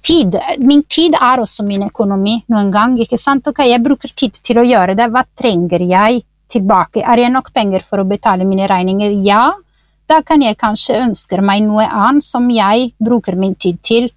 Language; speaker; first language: Norwegian; non-native, fluent; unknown